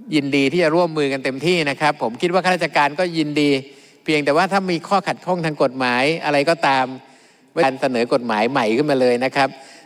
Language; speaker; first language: Thai; native; Thai